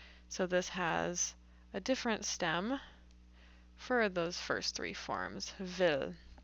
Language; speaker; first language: English; native; English